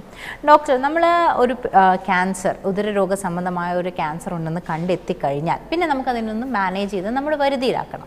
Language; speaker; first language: Malayalam; native; Malayalam